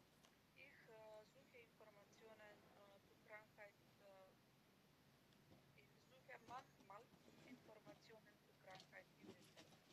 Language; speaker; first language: German; non-native, learner; Macedonian